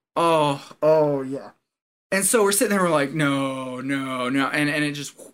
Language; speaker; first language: English; native; English